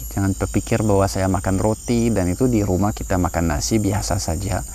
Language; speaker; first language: Indonesian; non-native, fluent; French